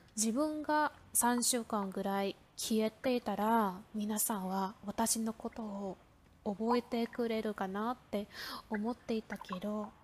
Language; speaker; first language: Japanese; non-native, fluent; Vietnamese